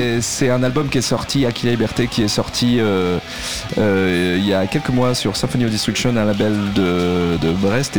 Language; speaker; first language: French; native; French